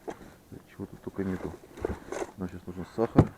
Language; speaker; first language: Russian; native; Russian